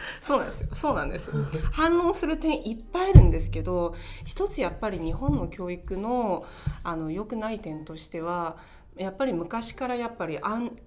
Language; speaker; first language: Japanese; non-native, fluent; Chinese